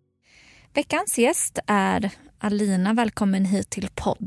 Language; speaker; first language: Swedish; native; Swedish